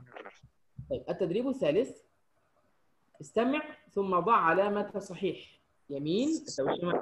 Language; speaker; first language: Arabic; non-native, fluent; Indonesian